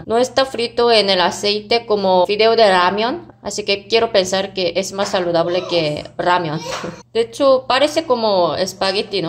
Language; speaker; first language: Spanish; non-native, fluent; Korean